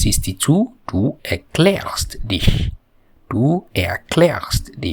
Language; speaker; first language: German; non-native, fluent; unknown